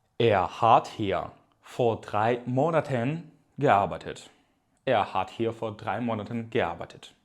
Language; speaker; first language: German; non-native, fluent; Ukrainian